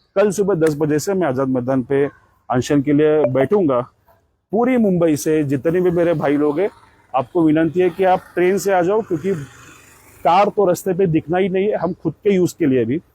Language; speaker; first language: Hindi; non-native, local second language; Marathi